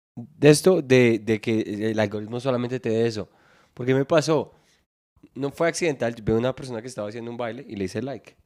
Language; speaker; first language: Spanish; native; Spanish